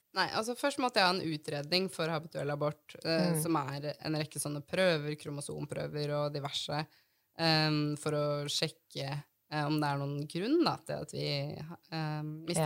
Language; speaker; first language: Norwegian; native; Norwegian